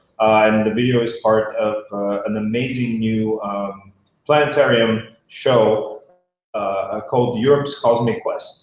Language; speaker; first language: English; non-native, fluent; Bulgarian